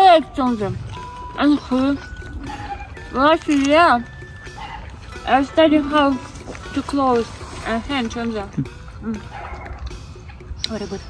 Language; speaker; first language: English; non-native, learner; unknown